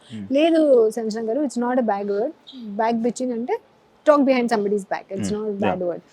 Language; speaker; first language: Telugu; non-native, learner; Hindi